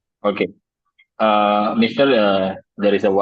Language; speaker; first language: English; non-native, learner; Indonesian